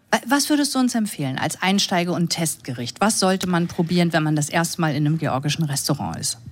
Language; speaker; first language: German; native; German